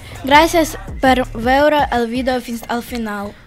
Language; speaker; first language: Catalan; non-native, learner; Ukrainian